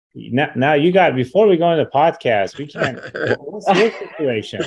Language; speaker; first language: English; early bilingual, other home language; Persian